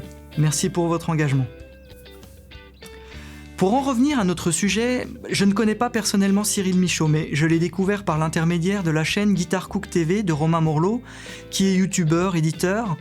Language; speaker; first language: French; native; French